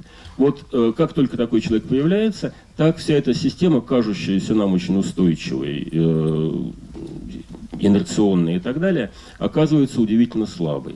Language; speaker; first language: Russian; native; Russian